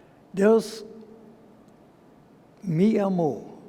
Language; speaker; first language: Portuguese; non-native, fluent; English